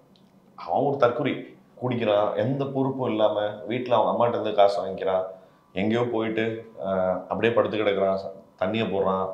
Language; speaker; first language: Tamil; native; Tamil